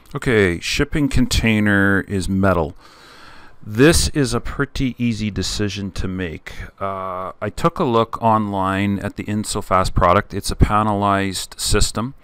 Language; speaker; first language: English; native; English